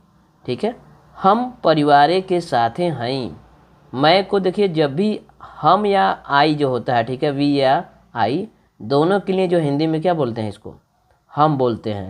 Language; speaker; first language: Hindi; non-native, local second language; Bhojpuri